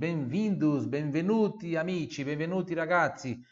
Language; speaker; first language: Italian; non-native, fluent; Portuguese